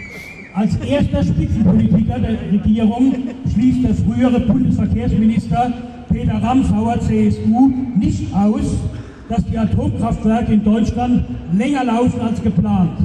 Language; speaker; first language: German; native; German